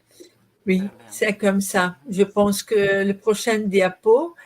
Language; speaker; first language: French; non-native, learner; Portuguese